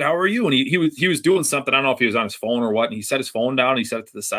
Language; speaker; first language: English; native; English